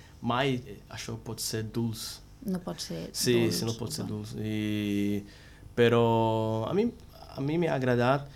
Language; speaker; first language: Catalan; non-native, learner; Portuguese